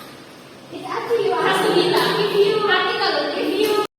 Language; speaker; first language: English; non-native, learner; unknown